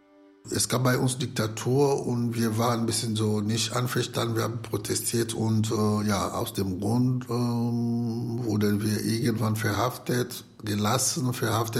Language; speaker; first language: German; non-native, fluent; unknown